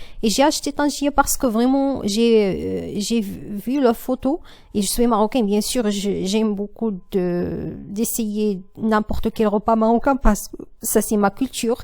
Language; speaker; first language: French; non-native, learner; Arabic